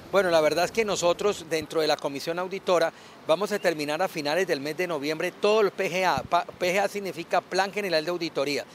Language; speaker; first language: Spanish; native; Spanish